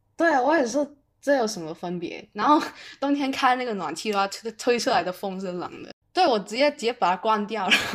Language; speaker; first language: Chinese; non-native, local second language; Cantonese